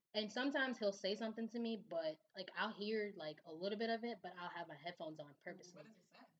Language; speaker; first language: English; native; English